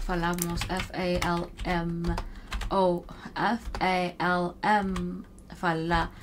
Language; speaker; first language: Portuguese; non-native, learner; English